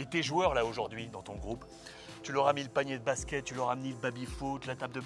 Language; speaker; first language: French; native; French